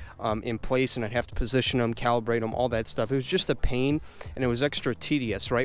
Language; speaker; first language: English; native; English